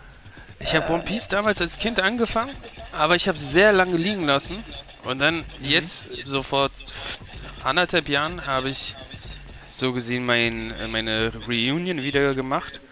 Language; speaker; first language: German; native; German